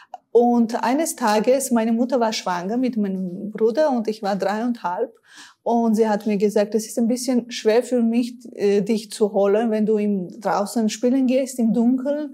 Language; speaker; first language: German; non-native, fluent; Armenian